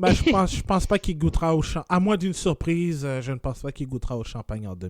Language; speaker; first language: French; native; French